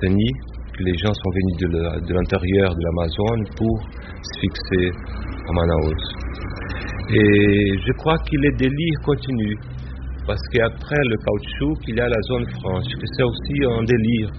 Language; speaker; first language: French; non-native, fluent; Portuguese